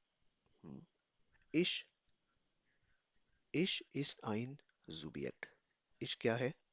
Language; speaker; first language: German; non-native, fluent; Urdu